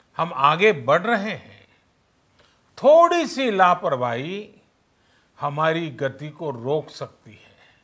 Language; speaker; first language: Hindi; non-native, local second language; Gujarati